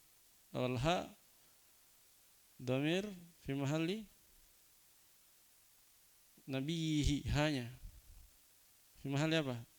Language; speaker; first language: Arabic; non-native, fluent; Indonesian